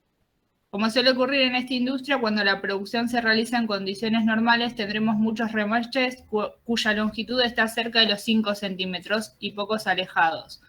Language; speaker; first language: Spanish; native; Spanish